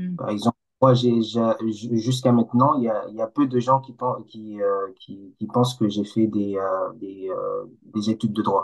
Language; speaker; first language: French; non-native, local second language; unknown